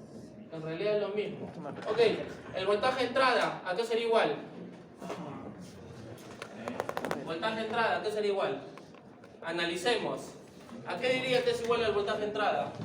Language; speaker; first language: Spanish; native; Spanish